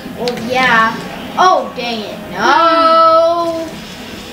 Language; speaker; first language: English; native; English